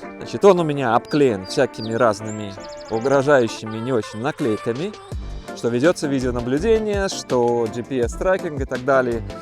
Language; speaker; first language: Russian; native; Russian